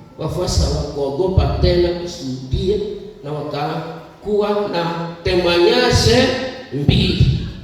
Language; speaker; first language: Swahili; non-native, local second language; Nande